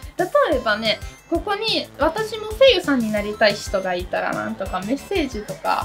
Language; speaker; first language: Japanese; non-native, fluent; Italian